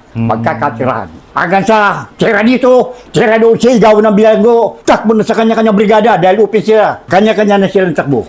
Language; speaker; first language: Filipino; native; Filipino